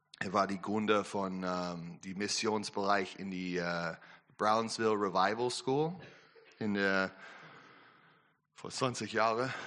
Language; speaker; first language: German; non-native, learner; English